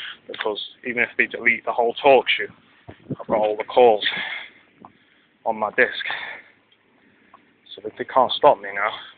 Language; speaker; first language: English; native; English